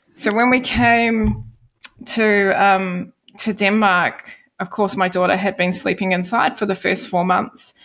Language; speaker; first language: English; native; English